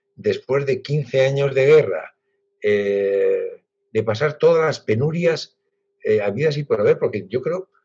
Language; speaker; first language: Spanish; native; Spanish